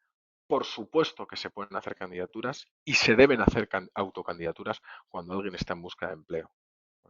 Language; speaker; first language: Spanish; native; Spanish